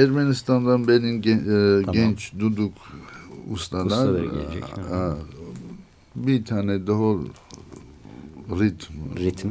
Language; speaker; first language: Turkish; non-native, learner; Armenian